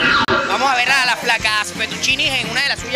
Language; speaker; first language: Spanish; native; Spanish